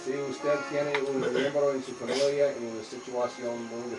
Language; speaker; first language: Spanish; non-native, learner; English